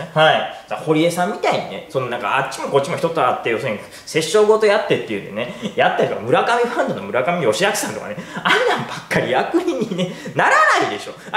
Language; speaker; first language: Japanese; native; Japanese